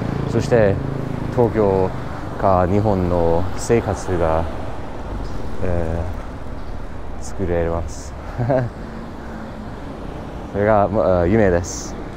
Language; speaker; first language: Japanese; non-native, learner; English